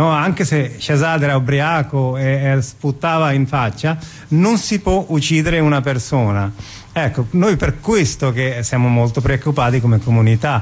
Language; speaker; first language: Italian; non-native, fluent; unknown